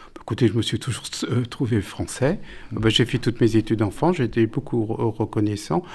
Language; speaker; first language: French; native; French